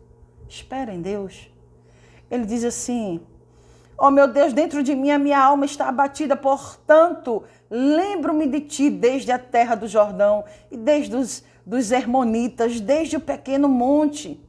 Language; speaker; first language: Portuguese; native; Portuguese